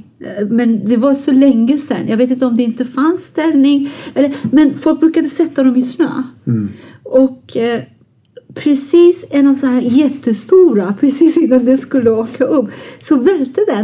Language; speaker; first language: Swedish; non-native, fluent; Persian